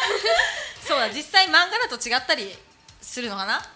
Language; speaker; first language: Japanese; native; Japanese